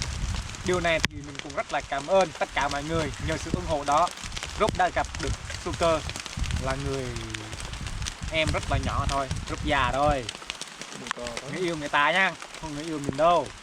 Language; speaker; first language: Vietnamese; non-native, local second language; Jarai